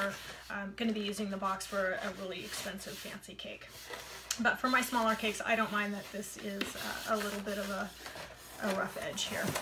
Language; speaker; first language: English; native; English